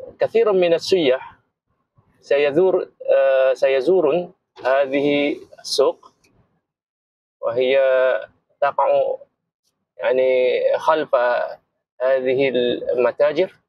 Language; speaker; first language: Arabic; non-native, fluent; Malay